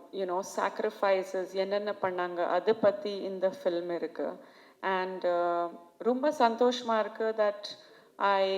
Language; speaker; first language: Tamil; non-native, fluent; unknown